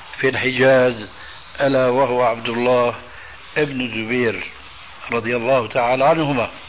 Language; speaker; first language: Arabic; early bilingual, other home language; Albanian